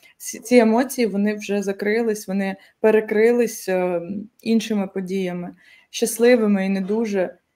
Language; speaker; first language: Ukrainian; native; Ukrainian